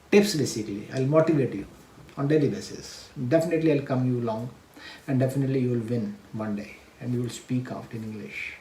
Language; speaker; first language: English; non-native, local second language; Hindi